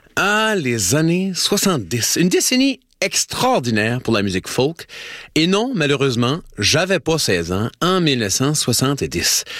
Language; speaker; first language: French; native; French